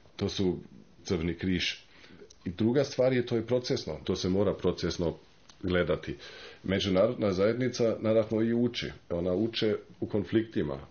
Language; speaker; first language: Croatian; non-native, fluent; German